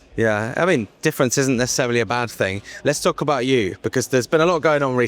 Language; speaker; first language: English; native; English